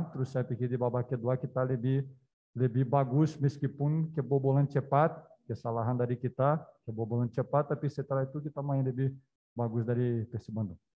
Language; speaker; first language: Indonesian; non-native, learner; Portuguese